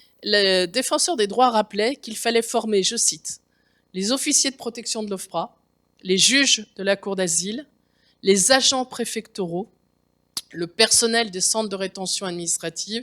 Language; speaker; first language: French; native; French